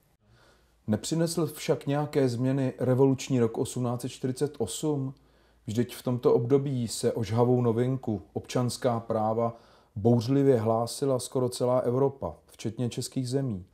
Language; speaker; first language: Czech; native; Czech